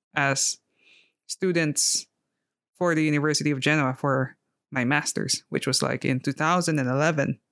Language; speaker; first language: English; non-native, local second language; Filipino